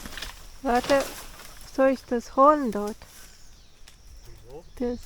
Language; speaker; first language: German; non-native, fluent; Portuguese